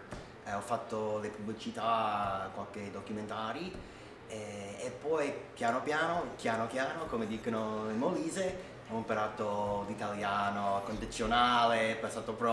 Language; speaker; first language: Italian; non-native, learner; English